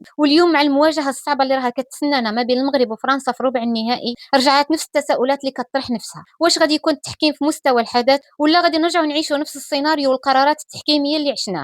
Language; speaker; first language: Arabic; native; Arabic